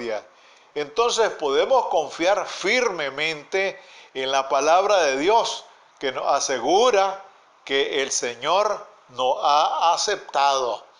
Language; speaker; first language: Spanish; native; Spanish